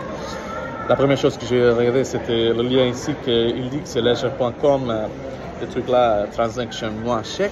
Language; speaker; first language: French; non-native, learner; Portuguese